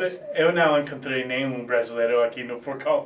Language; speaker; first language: Portuguese; non-native, fluent; English